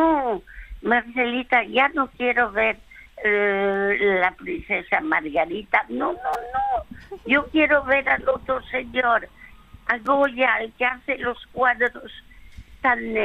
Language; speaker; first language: Spanish; early bilingual, other home language; French